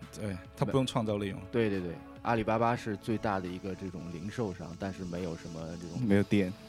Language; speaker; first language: Chinese; non-native, local second language; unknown